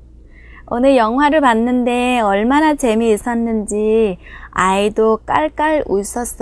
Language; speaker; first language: Korean; non-native, fluent; Vietnamese